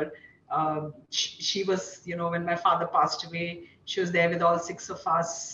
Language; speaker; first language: English; non-native, local second language; Hindi